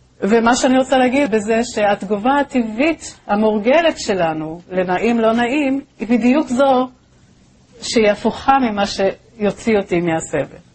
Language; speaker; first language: Hebrew; native; Hebrew